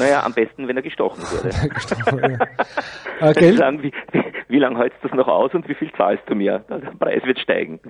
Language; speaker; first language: German; native; German